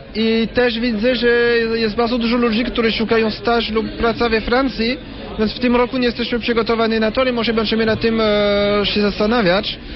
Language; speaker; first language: Polish; non-native, fluent; French